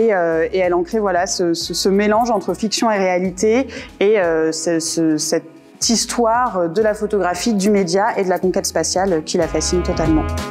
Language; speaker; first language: French; native; French